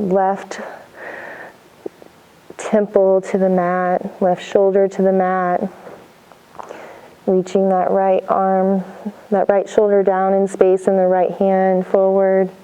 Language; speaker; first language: English; native; English